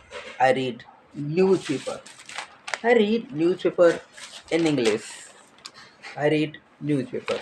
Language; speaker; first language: English; non-native, learner; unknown